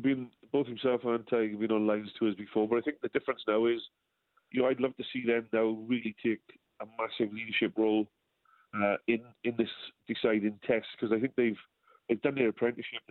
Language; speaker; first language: English; native; English